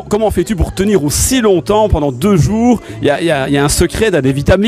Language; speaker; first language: French; native; French